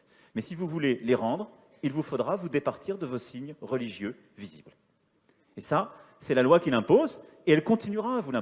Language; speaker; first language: French; native; French